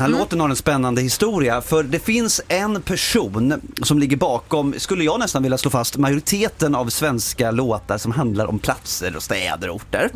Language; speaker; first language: Swedish; native; Swedish